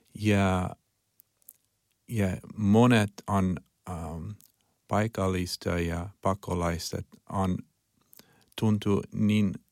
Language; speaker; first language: Finnish; non-native, learner; Chinese